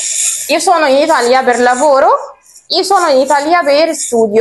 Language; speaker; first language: Italian; non-native, fluent; Arabic